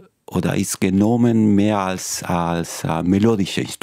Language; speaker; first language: German; non-native, fluent; Spanish